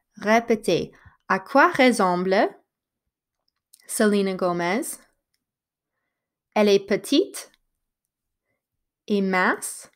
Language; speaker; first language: French; non-native, fluent; English